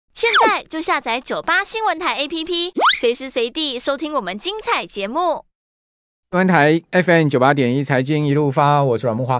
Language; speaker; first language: Chinese; native; Chinese